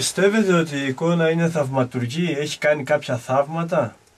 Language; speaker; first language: Greek; native; Greek